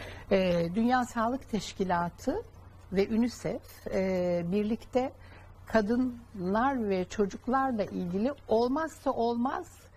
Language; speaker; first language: Turkish; native; Turkish